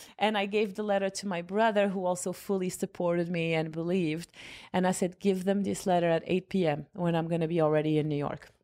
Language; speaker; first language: English; non-native, fluent; Arabic